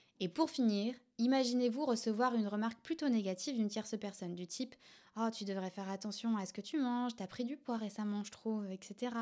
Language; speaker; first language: French; native; French